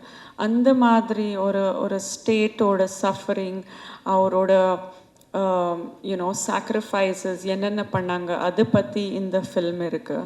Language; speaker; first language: Tamil; non-native, fluent; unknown